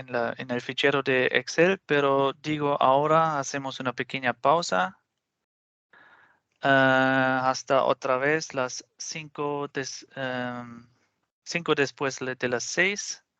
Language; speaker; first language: Spanish; non-native, fluent; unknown